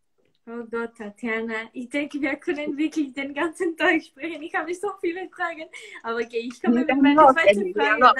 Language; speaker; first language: German; non-native, learner; Spanish